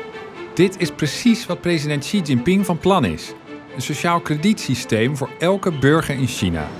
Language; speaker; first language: Dutch; native; Dutch